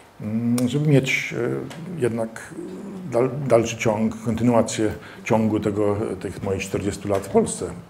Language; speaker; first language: Polish; early bilingual, heritage; Polish